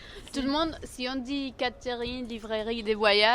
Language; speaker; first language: French; non-native, fluent; Spanish